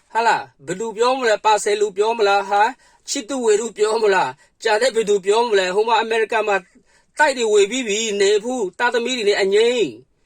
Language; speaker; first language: Burmese; non-native, local second language; Kachin